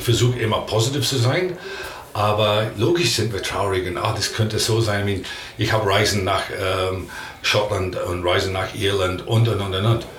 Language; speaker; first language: German; non-native, learner; English